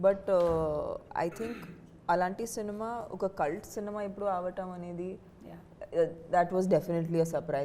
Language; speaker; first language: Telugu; non-native, fluent; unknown